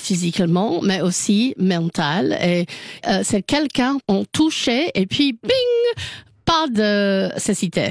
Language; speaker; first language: French; non-native, learner; English